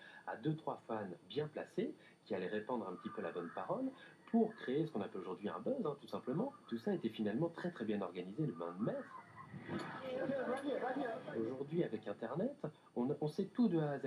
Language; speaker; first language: French; native; French